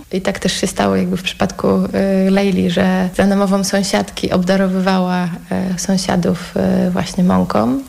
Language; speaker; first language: Polish; native; Polish